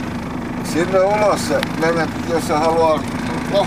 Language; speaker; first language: Finnish; non-native, local second language; Swedish